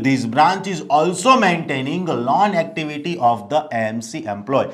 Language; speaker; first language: English; non-native, local second language; Gujarati